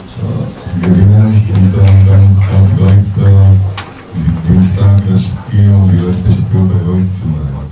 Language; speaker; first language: German; non-native, learner; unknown